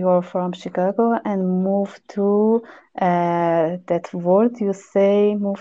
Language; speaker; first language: English; non-native, learner; Persian